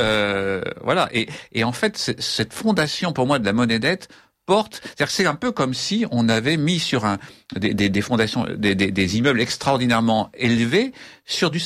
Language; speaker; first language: French; native; French